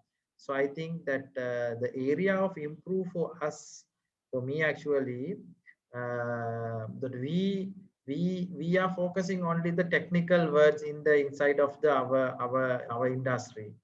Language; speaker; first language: English; non-native, fluent; Sinhala